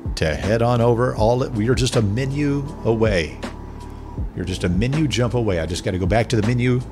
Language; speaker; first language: English; native; English